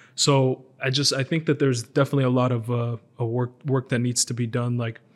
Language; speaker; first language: English; native; English